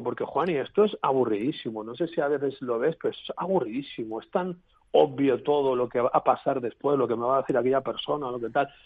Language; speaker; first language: Spanish; native; Spanish